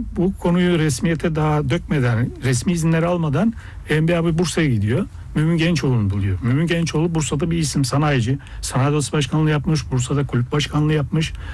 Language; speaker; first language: Turkish; early bilingual, heritage; Turkish